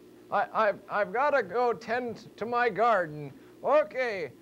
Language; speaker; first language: English; native; English